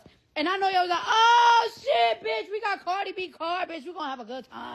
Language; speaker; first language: English; native; English